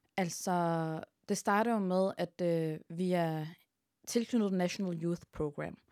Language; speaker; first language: Danish; early bilingual, other home language; Arabic